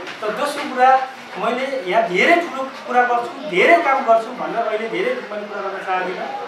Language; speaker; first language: Nepali; native; Nepali